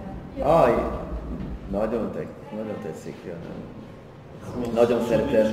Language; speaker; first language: Hungarian; non-native, learner; Swedish